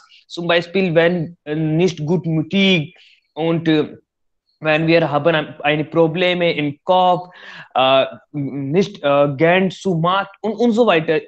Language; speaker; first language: German; non-native, learner; Hindi